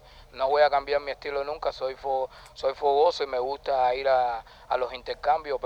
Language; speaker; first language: Spanish; native; Spanish